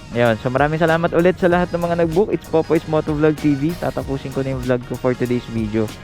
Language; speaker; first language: Filipino; native; Filipino